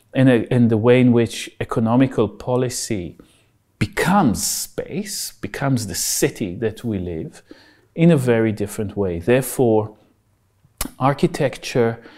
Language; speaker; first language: English; non-native, fluent; Hebrew